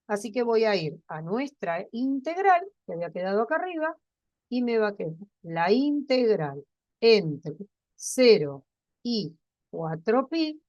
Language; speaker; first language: Spanish; native; Spanish